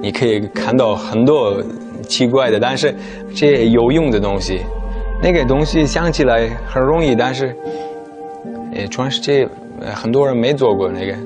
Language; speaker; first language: Chinese; non-native, fluent; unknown